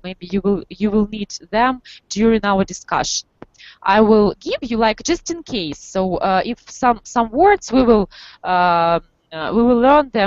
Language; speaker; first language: English; non-native, fluent; Russian